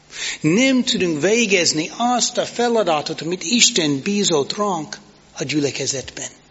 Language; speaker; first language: Hungarian; non-native, fluent; English